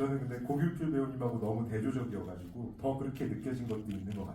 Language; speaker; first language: Korean; native; Korean